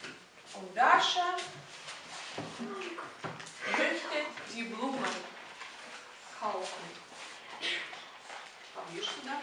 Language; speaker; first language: German; non-native, fluent; Russian